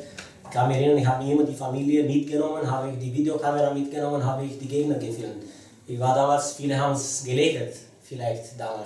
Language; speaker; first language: German; non-native, fluent; Romanian